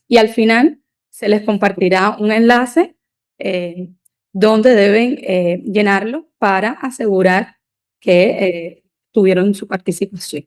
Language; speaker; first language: Spanish; native; Spanish